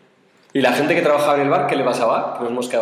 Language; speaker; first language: Spanish; native; Spanish